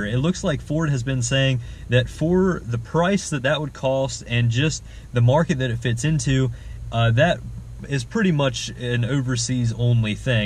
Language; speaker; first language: English; native; English